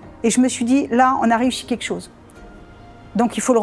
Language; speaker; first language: French; native; French